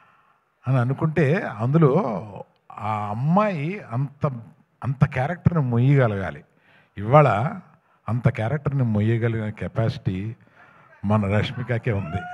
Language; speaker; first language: Telugu; native; Telugu